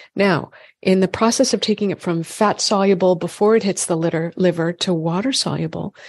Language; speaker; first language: English; native; English